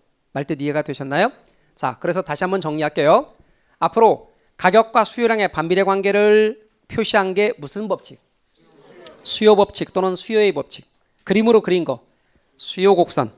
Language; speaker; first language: Korean; native; Korean